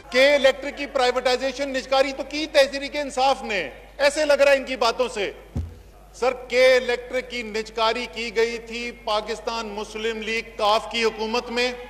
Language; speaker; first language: Urdu; native; Urdu